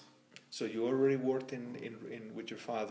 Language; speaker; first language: English; non-native, fluent; Spanish